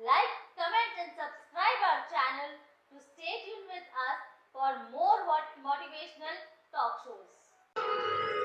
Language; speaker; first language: English; non-native, local second language; Hindi